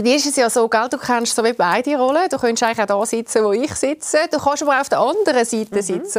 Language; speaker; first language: German; native; German